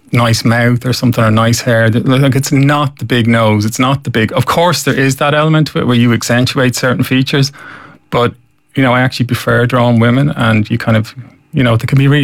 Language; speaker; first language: English; native; English